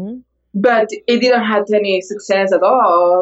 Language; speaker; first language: English; non-native, fluent; Spanish